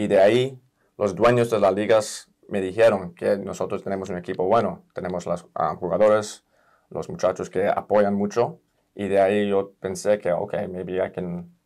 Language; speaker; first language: Spanish; early bilingual, heritage; Spanish